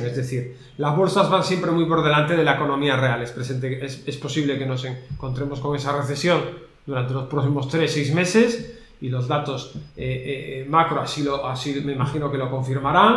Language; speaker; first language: Spanish; native; Spanish